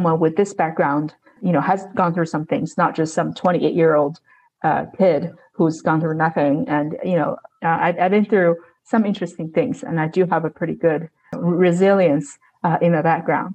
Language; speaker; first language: English; non-native, fluent; Chinese